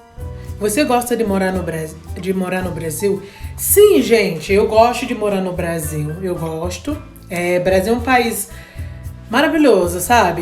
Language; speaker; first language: Portuguese; non-native, fluent; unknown